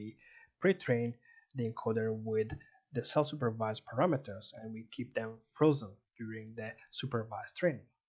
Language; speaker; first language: English; non-native, fluent; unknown